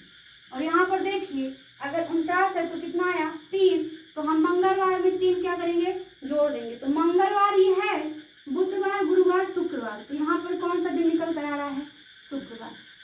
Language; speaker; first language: Hindi; native; Hindi